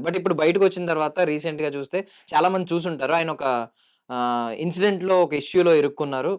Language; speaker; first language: Telugu; native; Telugu